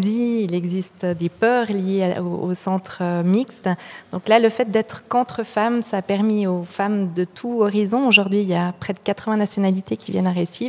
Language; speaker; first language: French; native; French